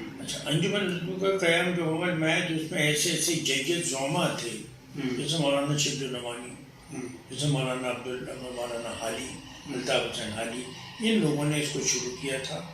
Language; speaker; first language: Urdu; native; Urdu